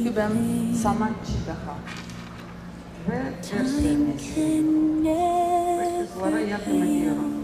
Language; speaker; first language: Turkish; non-native, learner; Russian